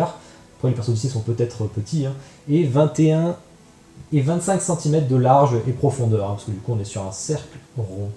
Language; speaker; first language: French; native; French